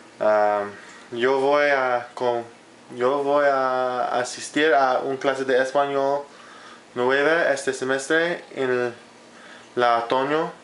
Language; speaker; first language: Spanish; non-native, learner; English